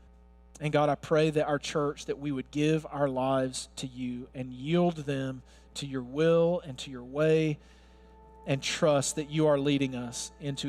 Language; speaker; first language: English; native; English